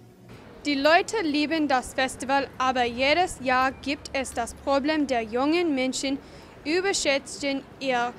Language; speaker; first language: German; non-native, learner; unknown